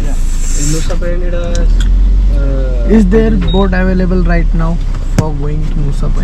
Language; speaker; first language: English; non-native, local second language; Marathi